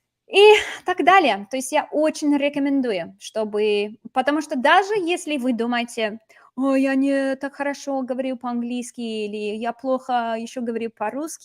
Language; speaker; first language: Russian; non-native, fluent; English